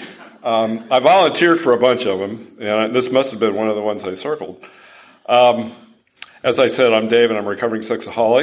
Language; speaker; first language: English; native; English